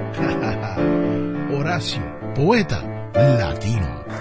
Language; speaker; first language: Spanish; early bilingual, heritage; Spanish